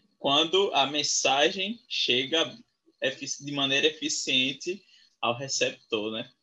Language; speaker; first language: Portuguese; native; Portuguese